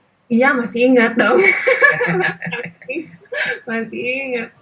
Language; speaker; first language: Indonesian; non-native, local second language; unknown